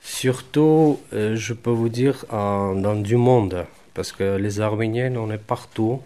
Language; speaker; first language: French; non-native, fluent; Armenian